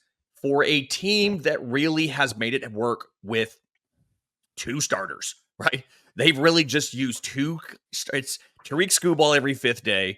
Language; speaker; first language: English; native; English